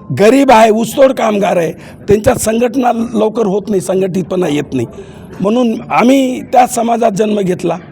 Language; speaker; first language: Marathi; non-native, local second language; Lambadi